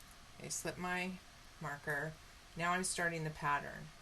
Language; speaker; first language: English; native; English